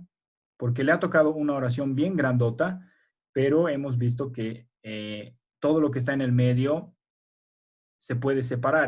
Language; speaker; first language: Spanish; native; Spanish